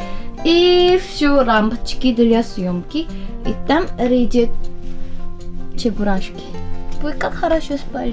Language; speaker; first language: Russian; non-native, learner; Korean